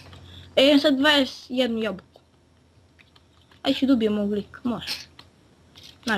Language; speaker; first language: Bosnian; native; Bosnian